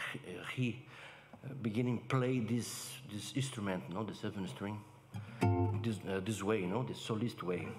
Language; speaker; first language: English; non-native, learner; Portuguese